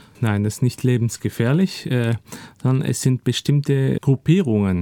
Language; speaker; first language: German; early bilingual, other home language; Turkish